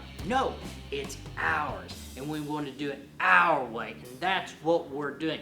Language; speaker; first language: English; native; English